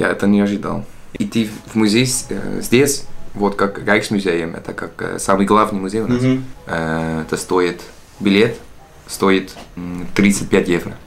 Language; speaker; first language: Russian; non-native, learner; Dutch